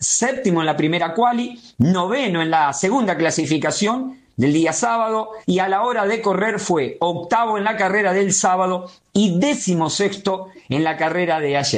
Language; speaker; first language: Spanish; native; Spanish